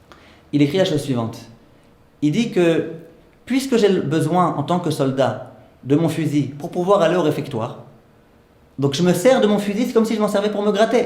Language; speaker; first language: French; native; French